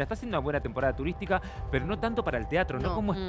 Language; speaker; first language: Spanish; native; Spanish